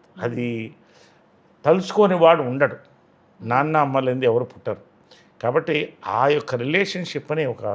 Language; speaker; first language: Telugu; native; Telugu